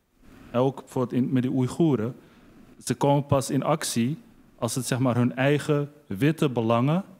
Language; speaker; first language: Dutch; early bilingual, other home language; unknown